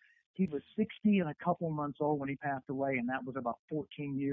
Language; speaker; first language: English; native; English